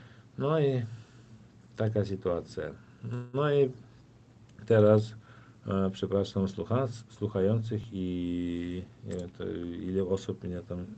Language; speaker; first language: Polish; non-native, fluent; Turkmen